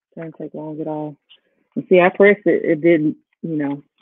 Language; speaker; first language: English; native; English